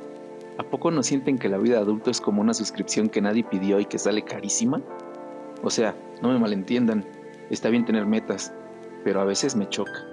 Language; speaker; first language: Spanish; native; Spanish